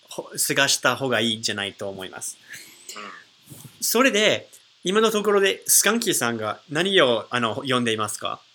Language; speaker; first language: Japanese; non-native, fluent; English